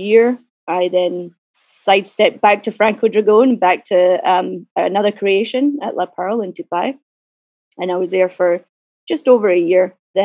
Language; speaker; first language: English; native; English